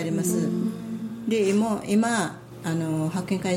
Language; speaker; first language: Japanese; non-native, learner; Filipino